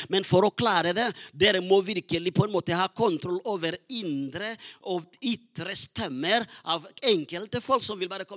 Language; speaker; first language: Norwegian; non-native, fluent; Rundi